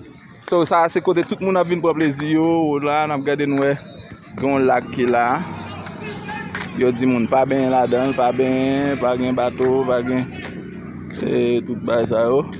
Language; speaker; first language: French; non-native, local second language; Haitian Creole